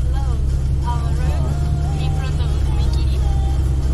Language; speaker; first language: English; non-native, learner; Japanese